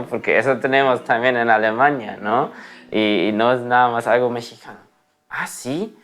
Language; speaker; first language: Spanish; non-native, fluent; German